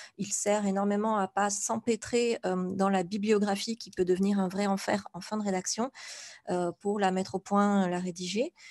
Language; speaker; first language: French; native; French